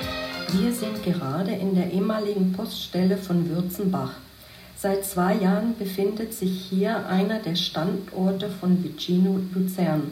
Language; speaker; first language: German; native; German